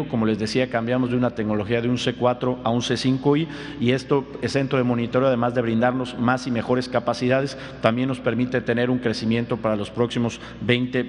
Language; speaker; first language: Spanish; native; Spanish